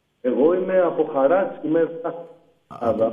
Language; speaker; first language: Greek; non-native, learner; Urdu